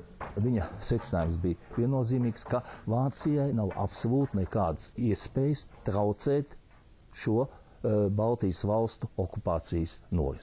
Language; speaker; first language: Latvian; native; Latvian